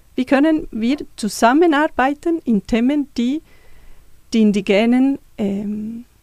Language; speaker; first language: German; non-native, fluent; Spanish